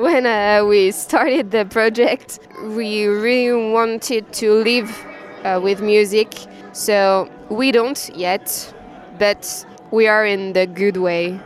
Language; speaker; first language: English; non-native, fluent; French